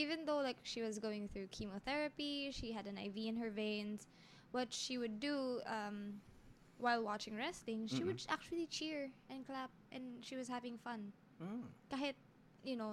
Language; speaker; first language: English; non-native, local second language; Filipino